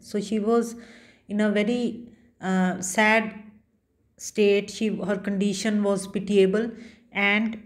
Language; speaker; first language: English; non-native, local second language; Punjabi